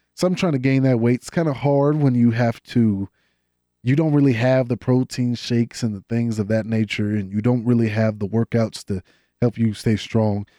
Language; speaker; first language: English; native; English